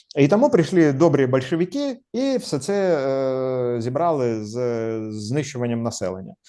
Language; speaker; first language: Ukrainian; non-native, local second language; Russian